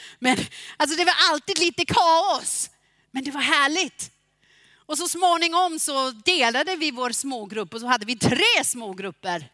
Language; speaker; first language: Swedish; non-native, fluent; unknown